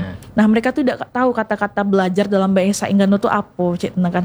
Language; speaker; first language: Indonesian; non-native, local second language; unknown